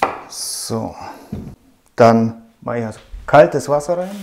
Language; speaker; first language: German; non-native, fluent; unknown